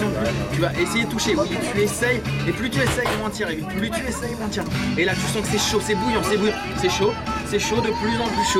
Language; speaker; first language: French; native; French